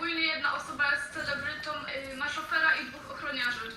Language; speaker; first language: Polish; native; Polish